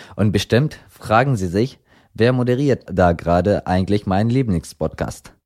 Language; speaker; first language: German; non-native, fluent; Arabic